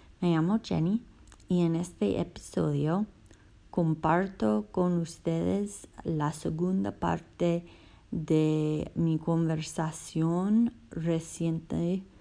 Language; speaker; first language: Spanish; non-native, learner; English